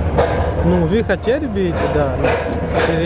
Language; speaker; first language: Russian; non-native, learner; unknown